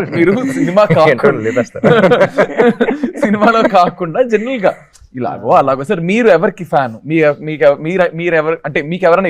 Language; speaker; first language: Telugu; native; Telugu